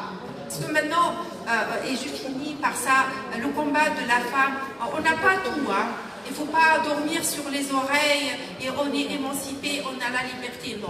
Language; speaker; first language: French; non-native, local second language; Arabic